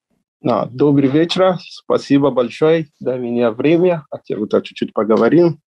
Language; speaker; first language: Russian; non-native, learner; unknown